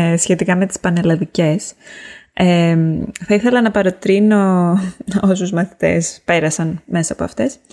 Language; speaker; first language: Greek; native; Greek